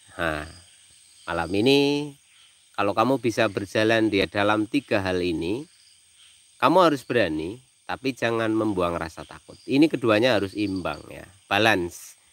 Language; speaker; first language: Indonesian; native; Indonesian